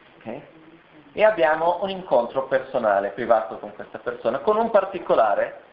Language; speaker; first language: Italian; non-native, fluent; Portuguese